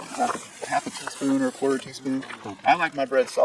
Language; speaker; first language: English; native; English